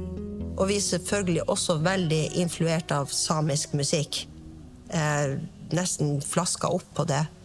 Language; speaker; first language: Norwegian; native; Norwegian